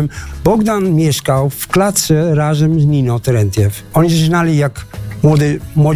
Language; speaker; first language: Polish; non-native, learner; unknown